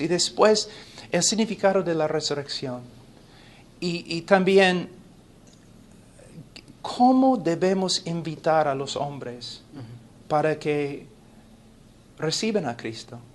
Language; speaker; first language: Spanish; non-native, fluent; English